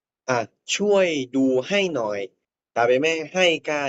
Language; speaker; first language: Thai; non-native, fluent; Burmese